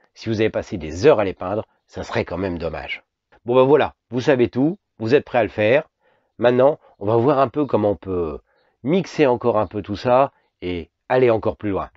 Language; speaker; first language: French; native; French